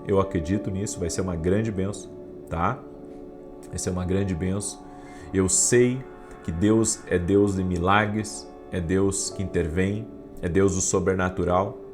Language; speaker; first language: Portuguese; native; Portuguese